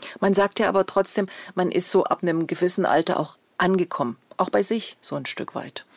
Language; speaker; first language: German; native; German